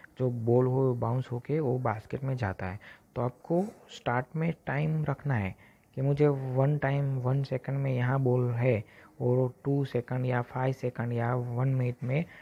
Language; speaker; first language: Hindi; non-native, local second language; Gujarati